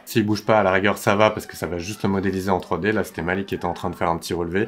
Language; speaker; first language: French; native; French